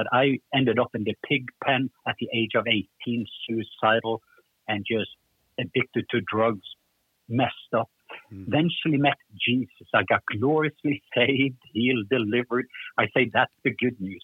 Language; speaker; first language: English; non-native, fluent; Norwegian